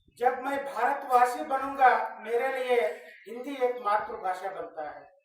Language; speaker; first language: Hindi; non-native, local second language; Kannada